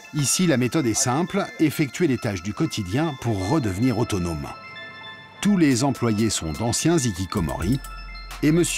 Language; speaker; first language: French; native; French